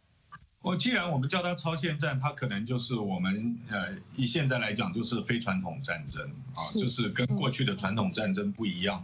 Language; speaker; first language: Chinese; native; Chinese